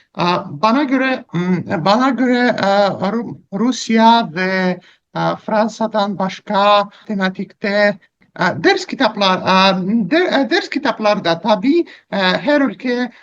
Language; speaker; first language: Turkish; non-native, learner; Russian